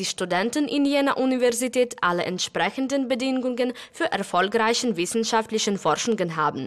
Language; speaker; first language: German; non-native, fluent; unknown